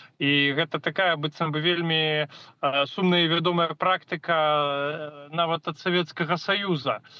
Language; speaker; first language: Belarusian; non-native, local second language; Russian